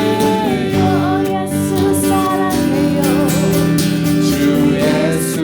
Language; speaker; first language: Korean; native; Korean